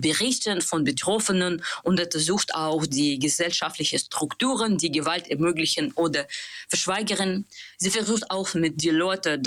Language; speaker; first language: German; non-native, learner; Russian